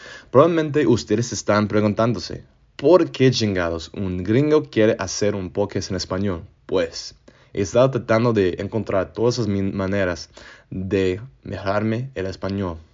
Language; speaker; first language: Spanish; non-native, learner; English